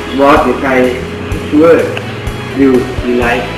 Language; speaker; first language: English; non-native, learner; Thai